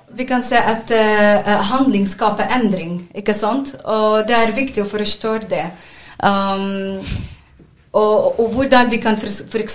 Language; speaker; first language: Norwegian; non-native, learner; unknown